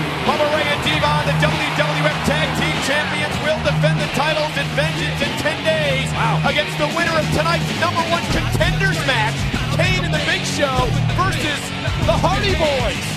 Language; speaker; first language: English; native; English